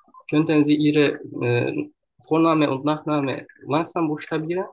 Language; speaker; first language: German; non-native, learner; Turkish